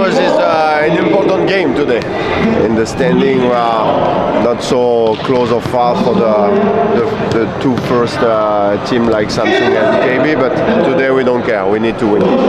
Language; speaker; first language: English; non-native, fluent; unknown